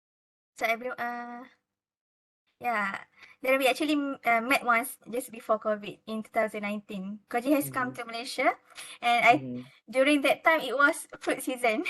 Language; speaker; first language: English; non-native, local second language; Malay